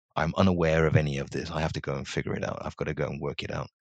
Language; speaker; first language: English; native; English